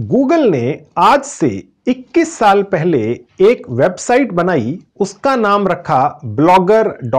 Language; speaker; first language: Hindi; native; Hindi